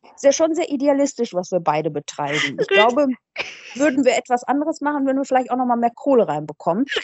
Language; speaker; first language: German; early bilingual, other home language; Persian